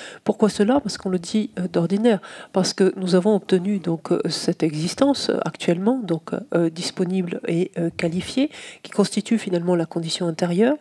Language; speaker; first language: French; native; French